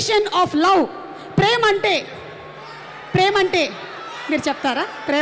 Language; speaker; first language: Telugu; native; Telugu